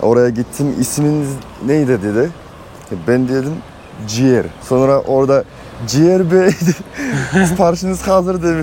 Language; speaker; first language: Turkish; non-native, learner; Kazakh